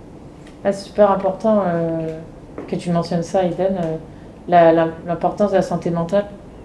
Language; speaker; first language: French; native; French